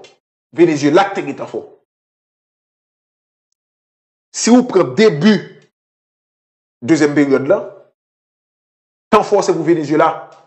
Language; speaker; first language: French; non-native, local second language; Haitian Creole